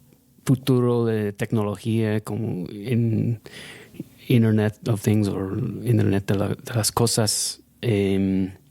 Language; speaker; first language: Spanish; non-native, fluent; English